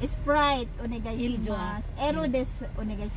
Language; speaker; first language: Japanese; non-native, learner; Filipino